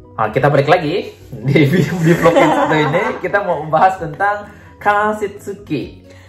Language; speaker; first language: Indonesian; native; Indonesian